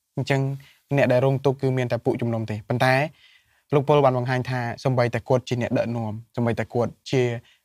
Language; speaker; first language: Khmer; native; Khmer